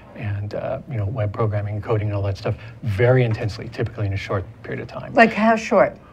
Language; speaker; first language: English; native; English